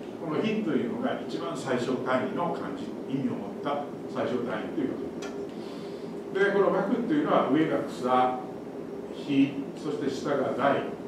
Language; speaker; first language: Japanese; native; Japanese